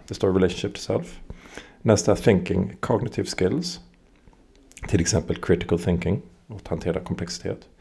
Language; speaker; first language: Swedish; early bilingual, other home language; English